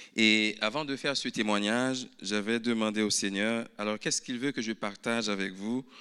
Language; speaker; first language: French; native; French